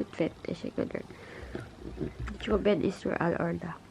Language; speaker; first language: Turkish; non-native, learner; Filipino